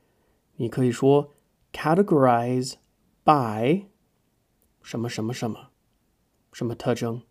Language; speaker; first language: Chinese; non-native, fluent; English